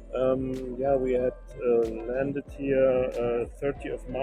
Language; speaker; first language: English; non-native, learner; German